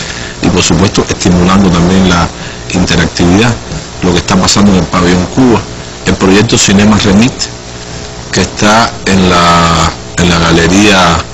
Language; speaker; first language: Spanish; native; Spanish